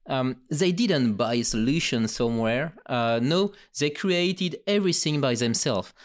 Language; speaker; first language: English; non-native, fluent; French